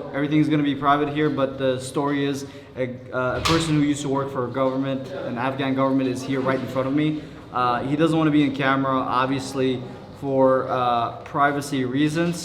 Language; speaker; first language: English; early bilingual, heritage; English